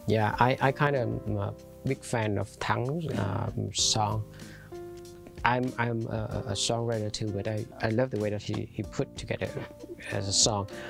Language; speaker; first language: English; non-native, fluent; Vietnamese